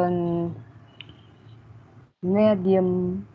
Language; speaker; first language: English; non-native, learner; Vietnamese